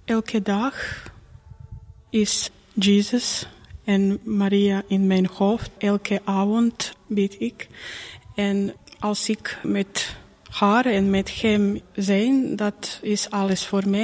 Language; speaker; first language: Dutch; non-native, learner; Croatian